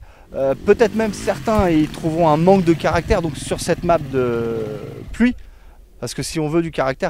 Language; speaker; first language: French; native; French